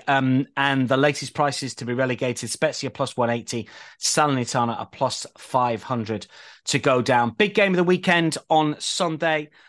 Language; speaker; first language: English; native; English